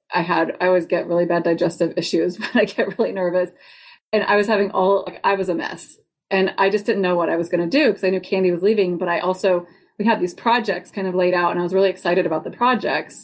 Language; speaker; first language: English; native; English